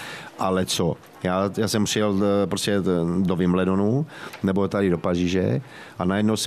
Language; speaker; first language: Czech; native; Czech